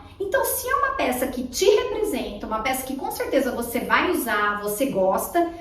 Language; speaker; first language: Portuguese; native; Portuguese